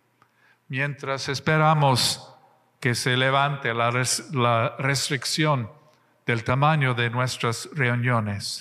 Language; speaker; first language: Spanish; non-native, fluent; English